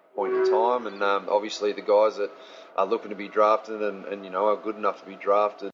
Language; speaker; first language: English; native; English